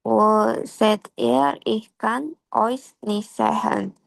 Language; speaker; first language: German; non-native, learner; Indonesian